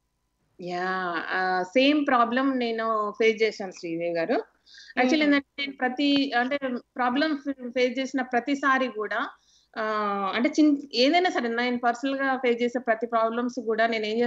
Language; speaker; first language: Telugu; native; Telugu